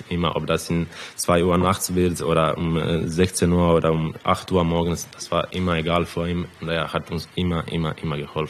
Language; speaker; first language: German; non-native, fluent; Croatian